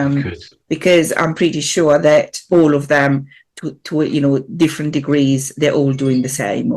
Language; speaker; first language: English; non-native, fluent; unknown